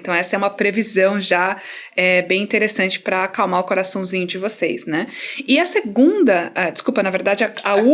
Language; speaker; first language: Portuguese; native; Portuguese